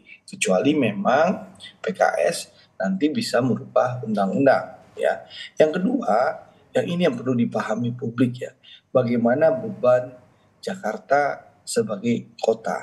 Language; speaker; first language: Indonesian; native; Indonesian